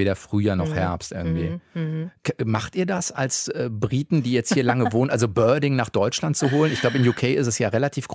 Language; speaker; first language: German; native; German